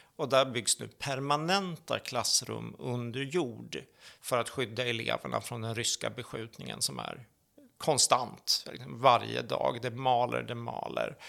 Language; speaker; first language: Swedish; native; Swedish